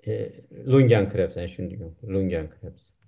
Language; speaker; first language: German; non-native, learner; Turkish